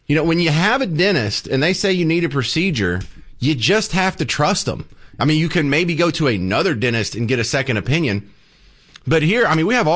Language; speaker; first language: English; native; English